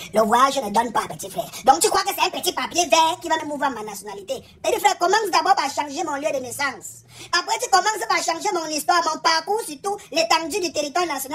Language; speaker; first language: French; non-native, local second language; English